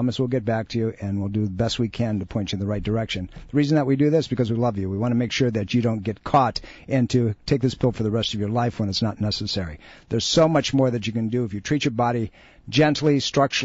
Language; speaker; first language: English; native; English